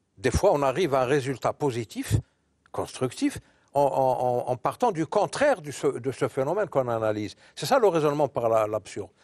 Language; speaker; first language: French; non-native, local second language; Arabic